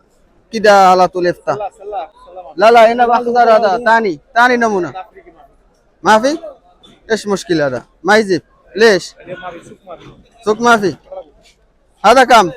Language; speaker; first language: Arabic; non-native, learner; Bangla